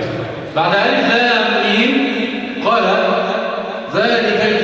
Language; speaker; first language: Arabic; native; Arabic